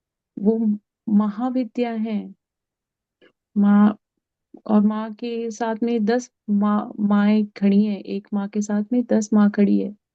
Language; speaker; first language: Hindi; native; Hindi